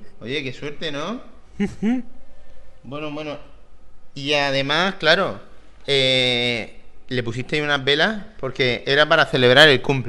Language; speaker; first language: Spanish; native; Spanish